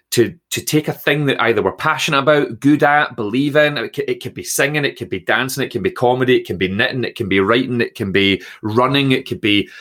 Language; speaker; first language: English; native; English